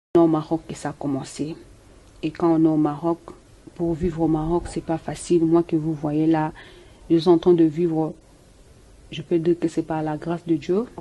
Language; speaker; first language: French; non-native, local second language; Lingala